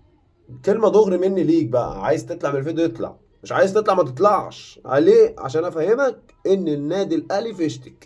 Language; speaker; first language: Arabic; native; Arabic